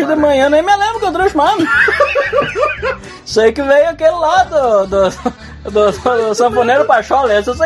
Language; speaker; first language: Portuguese; native; Portuguese